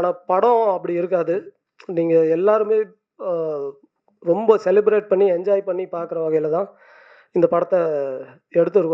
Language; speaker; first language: Tamil; native; Tamil